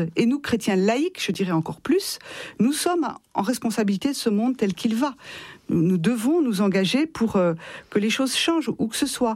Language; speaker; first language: French; native; French